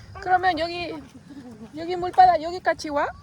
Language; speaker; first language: Korean; non-native, fluent; Spanish